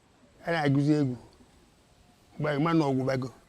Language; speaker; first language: Igbo; native; Igbo